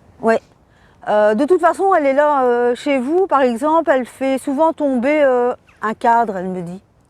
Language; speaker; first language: French; native; French